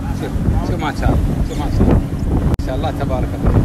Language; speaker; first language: Arabic; native; Arabic